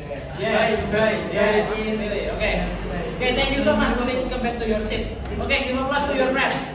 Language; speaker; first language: English; non-native, learner; Indonesian